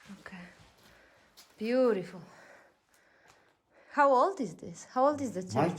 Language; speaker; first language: English; non-native, fluent; Polish